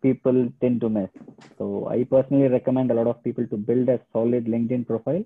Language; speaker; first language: English; non-native, local second language; Tamil